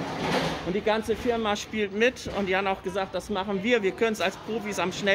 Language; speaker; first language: German; native; German